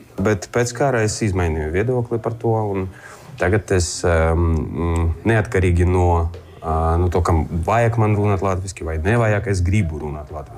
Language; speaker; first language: Latvian; non-native, local second language; Russian